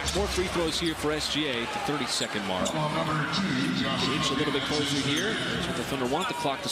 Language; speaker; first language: English; native; English